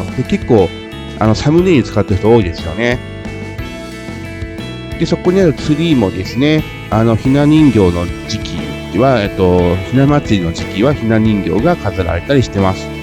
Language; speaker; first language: Japanese; native; Japanese